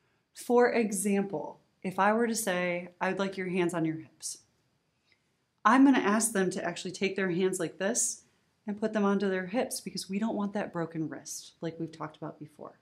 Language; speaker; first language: English; native; English